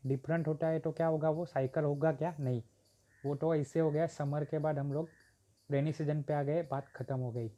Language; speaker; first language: Hindi; non-native, local second language; Marathi